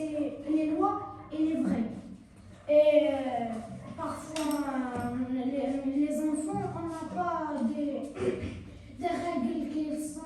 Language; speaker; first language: French; non-native, learner; Arabic